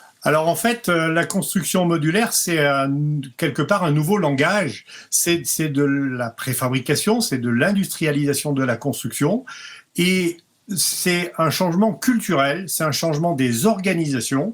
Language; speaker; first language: French; native; French